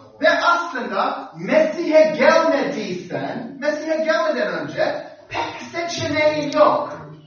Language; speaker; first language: Turkish; non-native, fluent; English